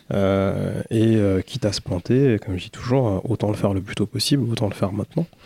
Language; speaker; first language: French; early bilingual, other home language; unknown